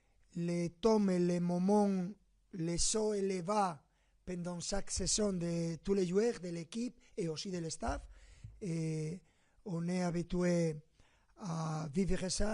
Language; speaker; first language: French; non-native, fluent; Spanish